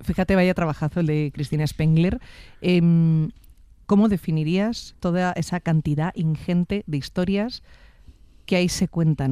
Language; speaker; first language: Spanish; native; Spanish